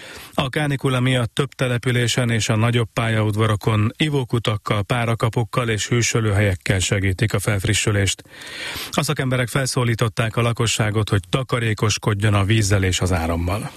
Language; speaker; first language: Hungarian; native; Hungarian